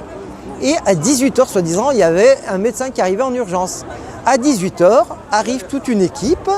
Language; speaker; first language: French; native; French